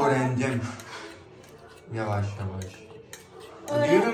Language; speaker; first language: Turkish; non-native, learner; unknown